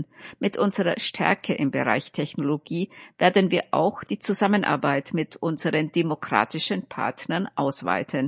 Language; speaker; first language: German; native; German